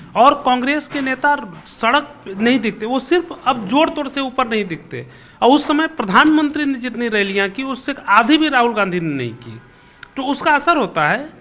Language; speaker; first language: Hindi; native; Hindi